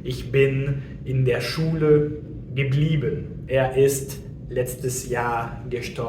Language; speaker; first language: German; non-native, fluent; French